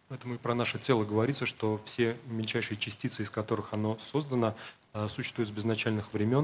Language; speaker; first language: Russian; native; Russian